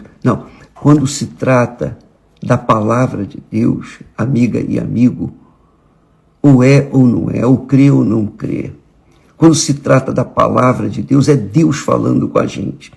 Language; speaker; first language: Portuguese; native; Portuguese